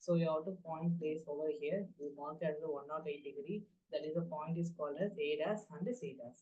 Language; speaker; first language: English; non-native, local second language; Tamil